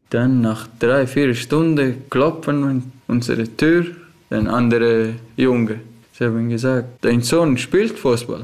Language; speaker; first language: German; non-native, learner; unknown